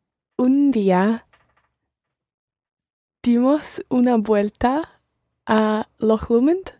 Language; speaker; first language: Spanish; non-native, learner; English